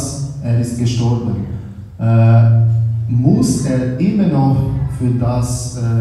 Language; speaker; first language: German; non-native, learner; Portuguese